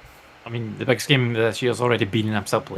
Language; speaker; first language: English; native; English